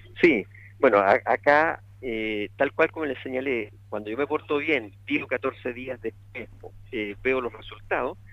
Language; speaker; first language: Spanish; native; Spanish